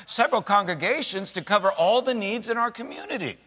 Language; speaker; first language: English; native; English